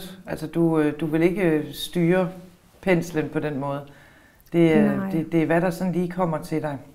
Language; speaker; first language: Danish; native; Danish